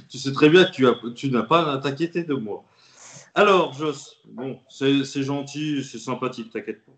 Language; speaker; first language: French; native; French